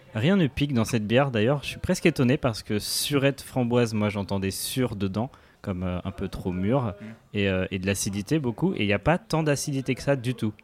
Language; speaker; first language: French; native; French